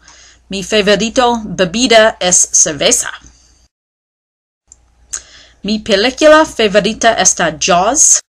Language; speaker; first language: Spanish; non-native, learner; English